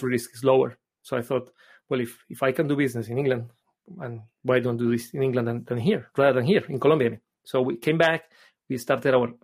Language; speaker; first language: English; non-native, fluent; Spanish